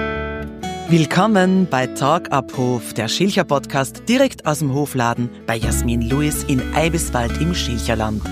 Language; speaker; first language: German; native; German